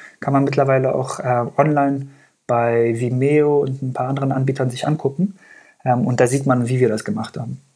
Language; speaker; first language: German; early bilingual, other home language; Persian